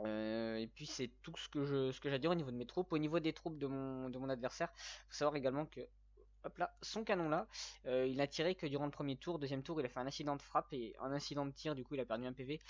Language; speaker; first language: French; native; French